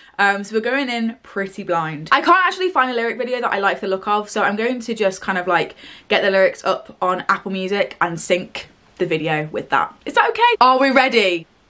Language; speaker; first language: English; native; English